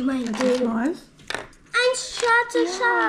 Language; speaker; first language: German; early bilingual, heritage; Bosnian